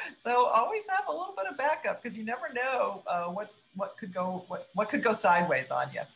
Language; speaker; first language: English; native; English